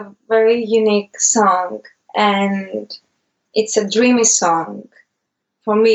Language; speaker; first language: English; non-native, learner; Greek